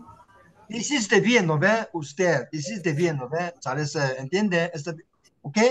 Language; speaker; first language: Spanish; non-native, learner; Korean